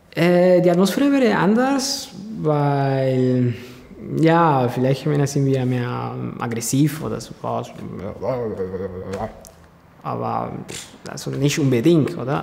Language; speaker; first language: German; non-native, fluent; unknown